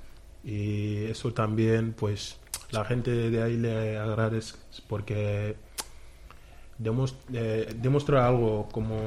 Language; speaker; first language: Spanish; non-native, fluent; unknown